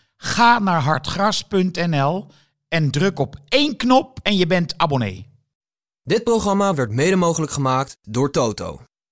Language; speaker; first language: Dutch; native; Dutch